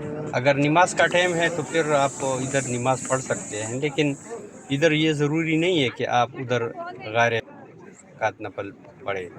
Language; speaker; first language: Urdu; non-native, local second language; Pashto